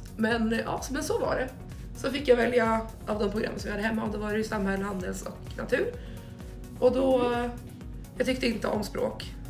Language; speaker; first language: Swedish; native; Swedish